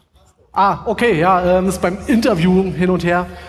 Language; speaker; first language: German; native; German